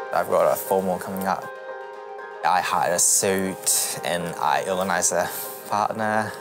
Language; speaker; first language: English; non-native, fluent; Japanese